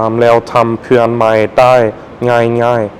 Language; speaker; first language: Thai; non-native, fluent; German